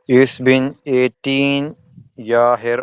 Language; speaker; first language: German; non-native, learner; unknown